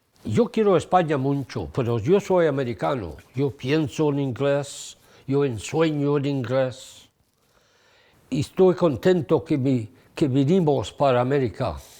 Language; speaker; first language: Spanish; early bilingual, heritage; English